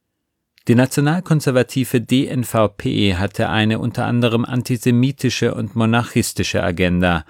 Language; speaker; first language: German; native; German